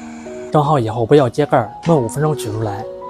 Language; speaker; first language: Chinese; native; Chinese